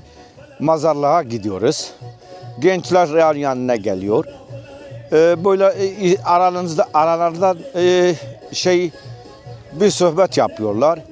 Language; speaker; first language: Turkish; non-native, local second language; Kurdish